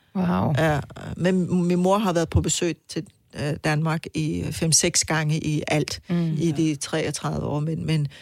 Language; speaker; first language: Danish; non-native, fluent; Persian